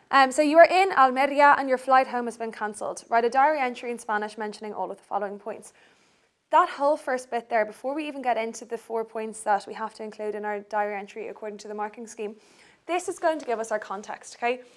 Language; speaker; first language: English; native; English